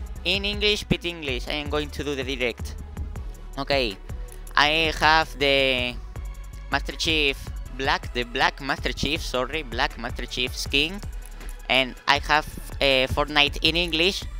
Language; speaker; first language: English; non-native, learner; Spanish